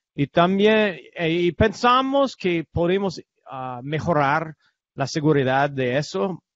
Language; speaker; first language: Spanish; non-native, learner; English